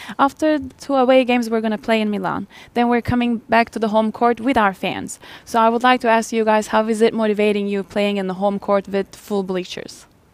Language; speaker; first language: English; non-native, fluent; Turkish